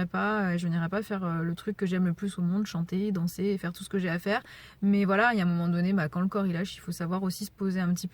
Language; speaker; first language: French; native; French